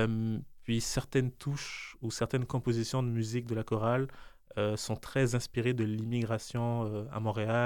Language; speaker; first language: French; native; French